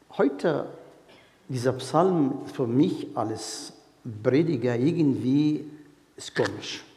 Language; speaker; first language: German; non-native, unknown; Arabic